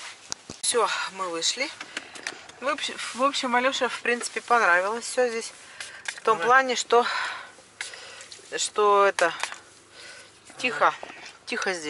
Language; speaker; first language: Russian; native; Russian